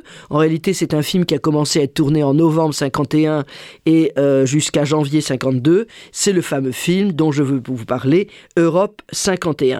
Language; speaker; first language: French; native; French